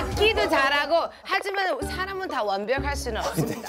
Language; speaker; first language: Korean; early bilingual, heritage; Korean